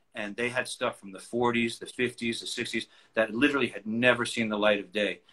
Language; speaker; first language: English; native; English